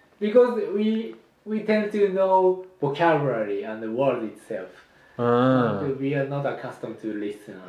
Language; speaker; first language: English; non-native, fluent; Japanese